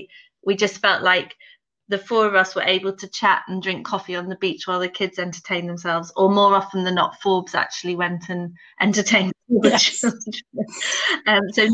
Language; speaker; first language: English; native; English